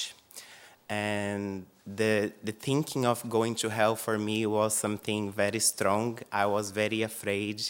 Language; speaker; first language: English; non-native, fluent; Portuguese